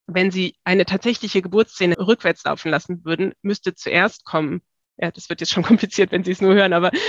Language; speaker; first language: German; native; German